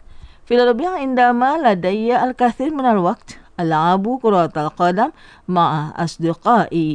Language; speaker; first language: Arabic; non-native, fluent; Indonesian